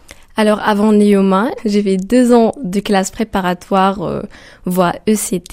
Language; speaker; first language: French; non-native, local second language; Arabic